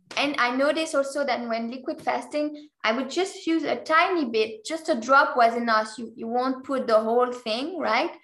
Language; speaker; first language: English; non-native, fluent; French